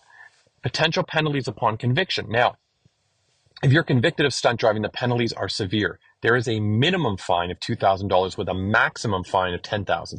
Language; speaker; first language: English; native; English